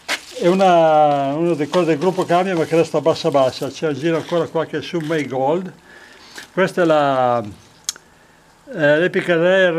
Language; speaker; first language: Italian; native; Italian